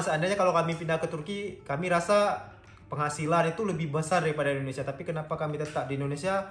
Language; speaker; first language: Indonesian; native; Indonesian